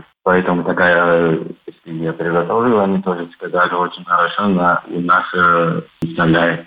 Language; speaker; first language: Russian; non-native, learner; Turkish